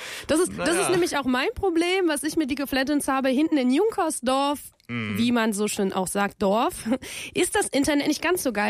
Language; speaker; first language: German; native; German